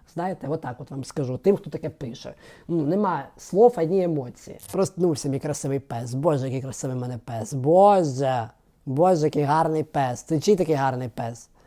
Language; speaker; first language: Ukrainian; native; Ukrainian